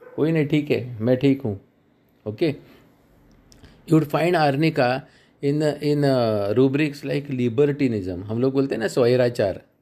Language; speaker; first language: Hindi; non-native, local second language; Marathi